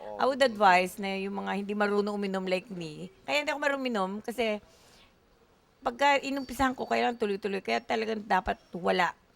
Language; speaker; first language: Filipino; native; Filipino